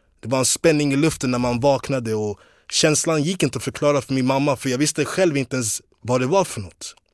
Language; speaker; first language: Swedish; early bilingual, other home language; English